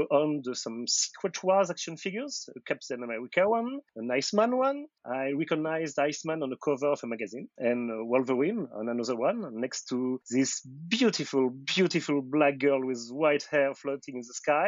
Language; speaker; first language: English; non-native, fluent; French